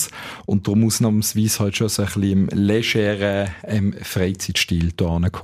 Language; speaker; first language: German; native; German